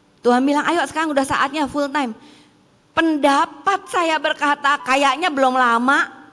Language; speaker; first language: Indonesian; early bilingual, heritage; Indonesian